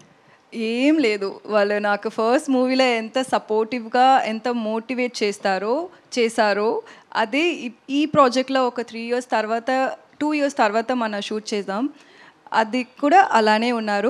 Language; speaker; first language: Telugu; non-native, learner; Tamil